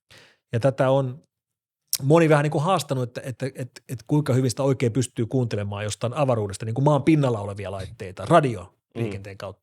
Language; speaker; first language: Finnish; native; Finnish